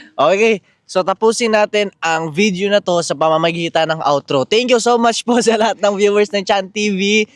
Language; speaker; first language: Filipino; native; Filipino